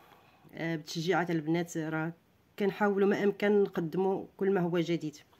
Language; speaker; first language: Arabic; native; Arabic